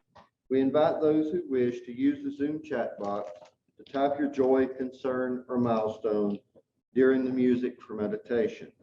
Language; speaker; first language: English; native; English